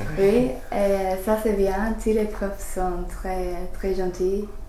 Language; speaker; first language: French; non-native, learner; English